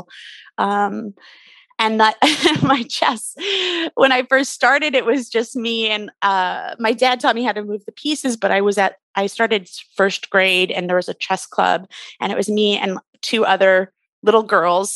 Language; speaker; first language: English; native; English